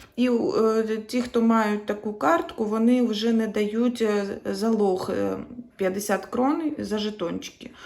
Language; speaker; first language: Ukrainian; non-native, local second language; Russian